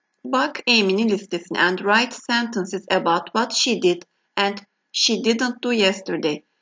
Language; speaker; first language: English; non-native, fluent; Turkish